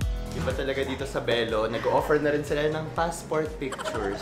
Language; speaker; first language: Filipino; native; Filipino